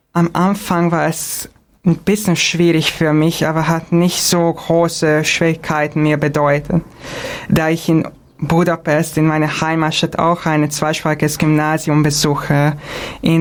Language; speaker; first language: German; non-native, fluent; Hungarian